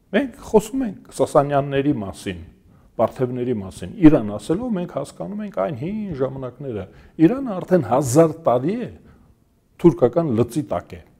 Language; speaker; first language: Armenian; native; Armenian